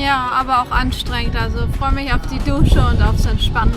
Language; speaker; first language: German; native; German